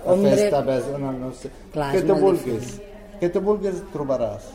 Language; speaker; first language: Catalan; non-native, learner; Arabic